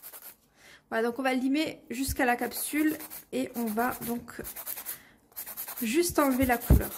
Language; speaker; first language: French; native; French